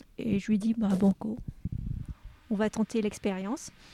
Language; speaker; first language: French; native; French